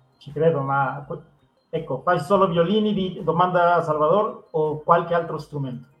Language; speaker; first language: Italian; non-native, fluent; Spanish